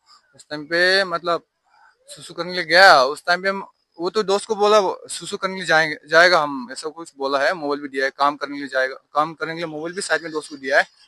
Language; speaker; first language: Hindi; non-native, local second language; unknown